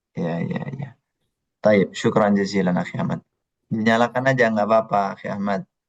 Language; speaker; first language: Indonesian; native; Indonesian